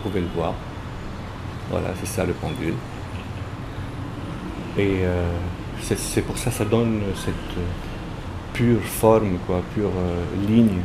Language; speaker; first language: French; non-native, local second language; Arabic